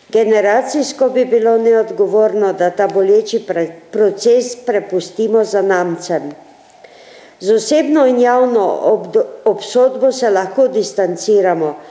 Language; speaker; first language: Slovenian; native; Slovenian